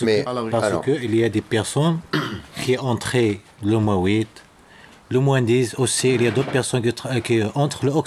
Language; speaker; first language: French; non-native, learner; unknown